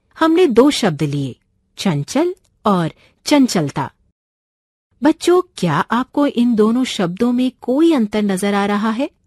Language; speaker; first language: Hindi; non-native, local second language; Marathi